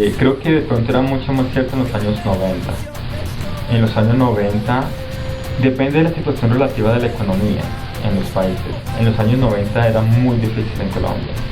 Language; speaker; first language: Spanish; native; Spanish